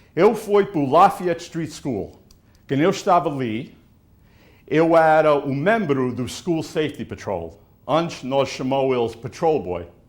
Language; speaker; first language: Portuguese; early bilingual, heritage; Portuguese